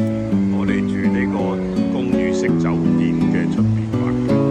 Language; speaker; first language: Chinese; native; Chinese